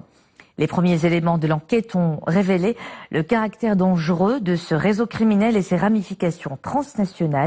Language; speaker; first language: French; non-native, local second language; Arabic